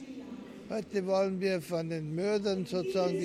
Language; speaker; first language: German; early bilingual, heritage; German